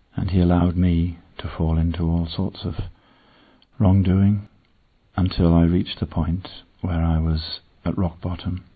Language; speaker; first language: English; native; English